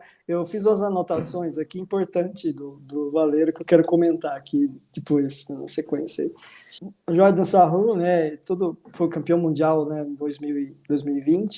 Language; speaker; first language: Portuguese; native; Portuguese